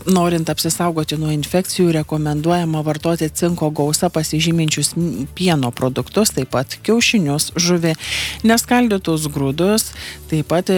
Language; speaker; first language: Lithuanian; native; Lithuanian